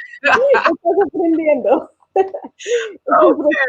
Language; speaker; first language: Spanish; non-native, fluent; English